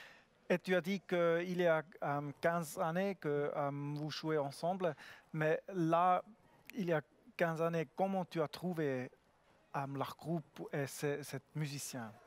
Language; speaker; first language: French; non-native, learner; German